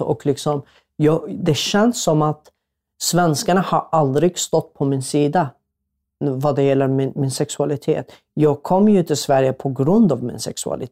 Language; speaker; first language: Swedish; non-native, fluent; Arabic